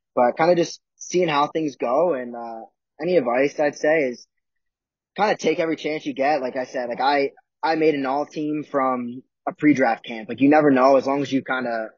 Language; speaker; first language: English; native; English